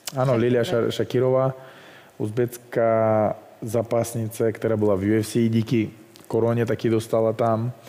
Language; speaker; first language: Czech; non-native, fluent; Russian